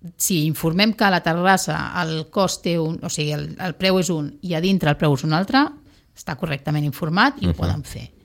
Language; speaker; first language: Catalan; native; Catalan